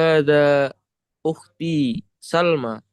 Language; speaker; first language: Arabic; non-native, learner; Indonesian